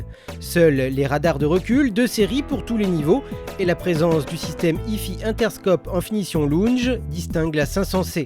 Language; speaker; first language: French; native; French